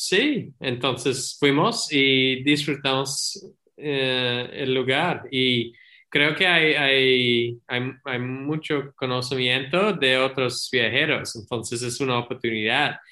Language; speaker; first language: Spanish; non-native, learner; English